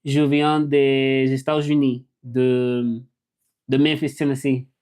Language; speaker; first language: French; non-native, learner; English